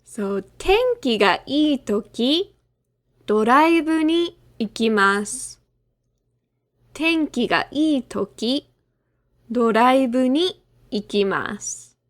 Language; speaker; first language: Japanese; non-native, fluent; English